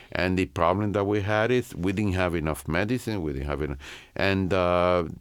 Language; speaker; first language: English; non-native, fluent; Spanish